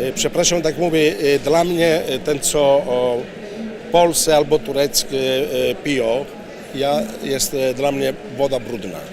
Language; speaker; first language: Polish; non-native, learner; Italian